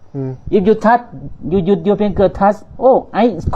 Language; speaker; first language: English; non-native, learner; Thai